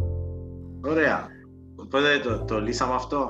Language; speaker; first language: Greek; native; Greek